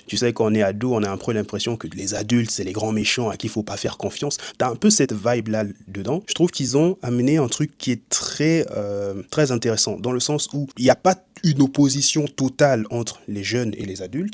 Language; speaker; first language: French; native; French